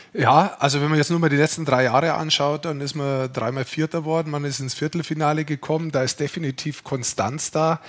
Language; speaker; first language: German; native; German